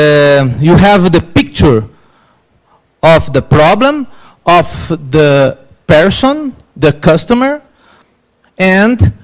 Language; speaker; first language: English; non-native, learner; Portuguese